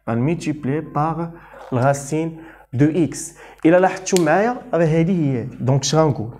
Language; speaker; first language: French; non-native, local second language; Arabic